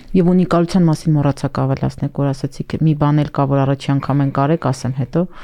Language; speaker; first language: Armenian; native; Armenian